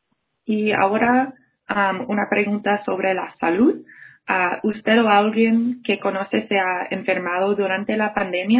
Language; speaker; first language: Spanish; non-native, fluent; English